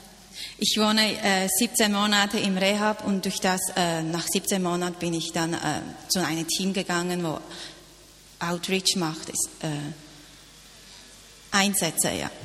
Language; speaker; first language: German; non-native, learner; Cantonese